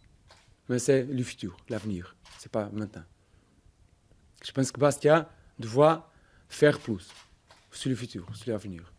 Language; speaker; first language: French; non-native, fluent; Portuguese